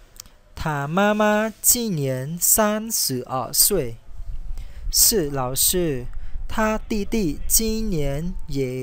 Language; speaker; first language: Chinese; non-native, learner; Khmer